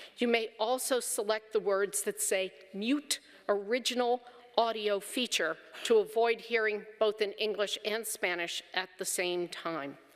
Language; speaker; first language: English; native; English